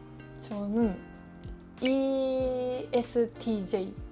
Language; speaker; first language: Korean; non-native, learner; Japanese